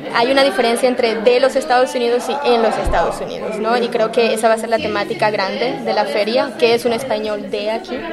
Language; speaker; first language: Spanish; native; Spanish